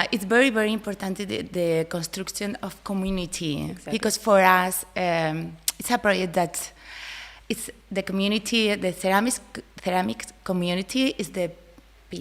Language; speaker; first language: English; non-native, learner; Spanish